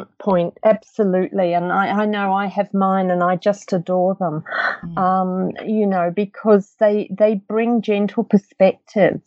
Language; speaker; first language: English; native; English